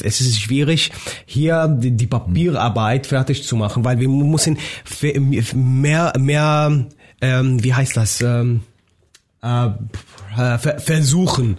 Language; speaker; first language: German; non-native, learner; Arabic